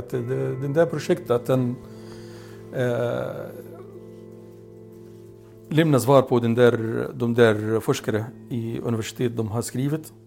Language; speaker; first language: Swedish; non-native, local second language; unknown